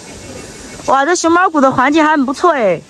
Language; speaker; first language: Chinese; native; Chinese